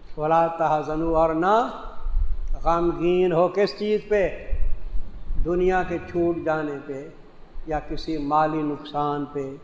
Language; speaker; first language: Urdu; non-native, local second language; Punjabi